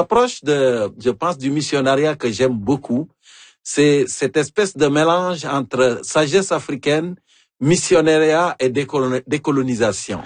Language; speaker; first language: French; native; French